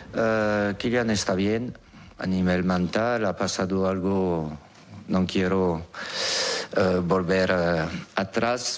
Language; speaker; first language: Spanish; non-native, fluent; French